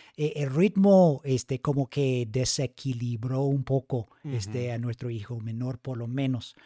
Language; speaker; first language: Spanish; non-native, fluent; English